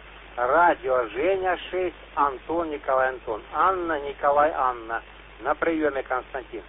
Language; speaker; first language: Russian; native; Russian